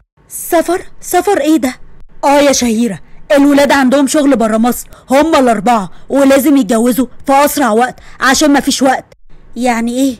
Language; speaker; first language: Arabic; native; Arabic